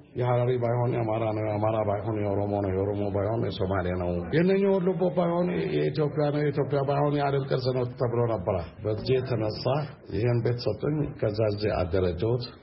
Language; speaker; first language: Amharic; non-native, local second language; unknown